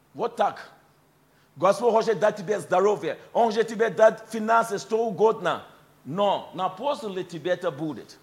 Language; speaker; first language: Russian; non-native, fluent; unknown